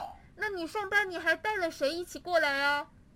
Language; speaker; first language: Chinese; native; Chinese